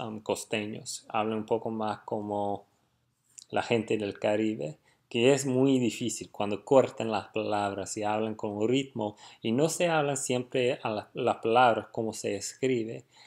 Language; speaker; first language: Spanish; non-native, fluent; English